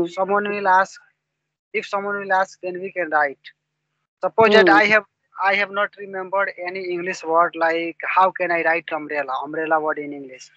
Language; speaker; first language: English; non-native, local second language; Hindi